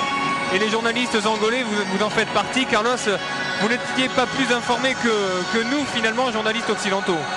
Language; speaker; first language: French; native; French